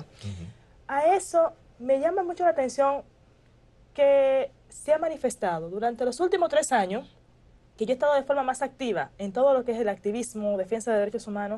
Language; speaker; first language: Spanish; native; Spanish